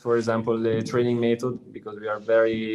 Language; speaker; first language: English; non-native, learner; Italian